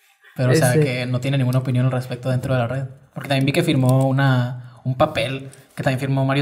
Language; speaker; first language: Spanish; native; Spanish